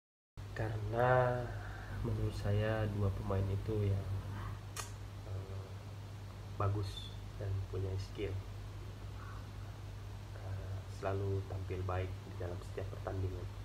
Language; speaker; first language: Indonesian; non-native, local second language; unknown